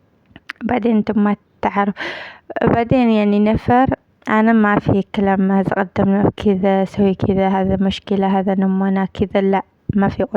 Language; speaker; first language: Arabic; non-native, learner; Amharic